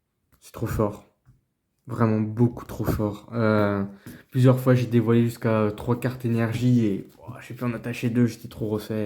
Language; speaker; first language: French; native; French